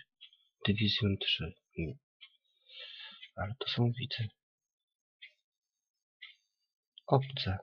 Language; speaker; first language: Polish; native; Polish